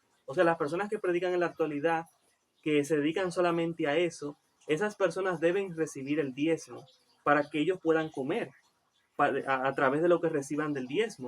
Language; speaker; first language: Spanish; native; Spanish